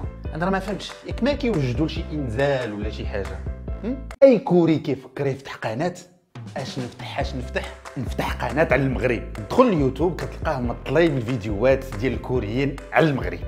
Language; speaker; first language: Arabic; native; Arabic